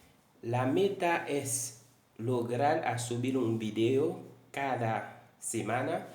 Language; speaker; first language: Spanish; non-native, fluent; Haitian Creole